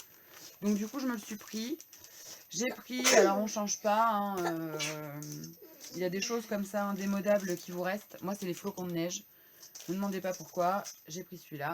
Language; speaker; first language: French; native; French